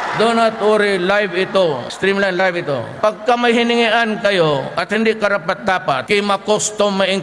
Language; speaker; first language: Filipino; non-native, local second language; Cebuano